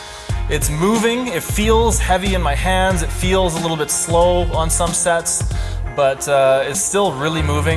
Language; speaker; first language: English; native; English